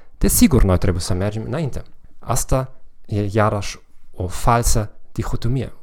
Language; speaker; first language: Romanian; non-native, fluent; German